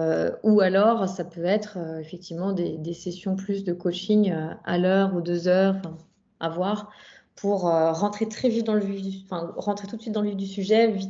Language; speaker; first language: French; native; French